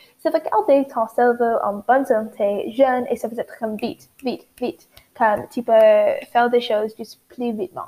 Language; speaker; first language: French; non-native, learner; English